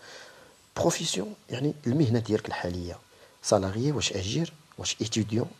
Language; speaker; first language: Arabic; native; Arabic